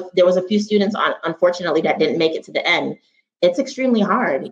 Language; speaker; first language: English; native; English